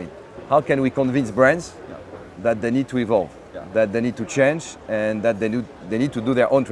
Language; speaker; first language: English; non-native, fluent; French